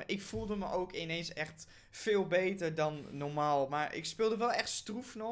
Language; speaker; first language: Dutch; native; Dutch